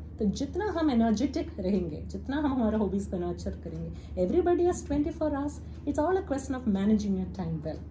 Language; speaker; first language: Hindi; non-native, local second language; Malayalam